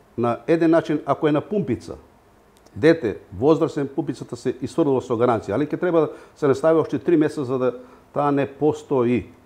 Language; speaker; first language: Macedonian; native; Macedonian